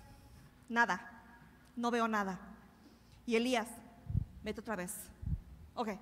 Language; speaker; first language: Spanish; native; Spanish